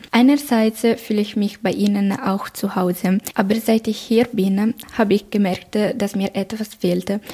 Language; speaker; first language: German; non-native, fluent; Italian